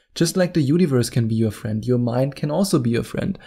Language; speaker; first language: English; non-native, fluent; German